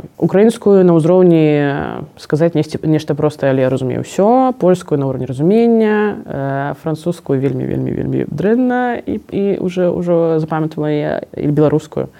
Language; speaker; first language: Belarusian; non-native, local second language; Russian